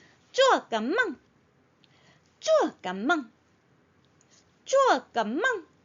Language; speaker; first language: Chinese; non-native, fluent; Korean